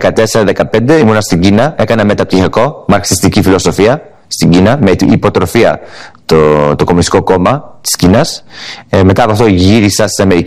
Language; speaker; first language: Greek; early bilingual, heritage; English